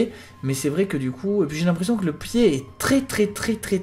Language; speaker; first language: French; native; French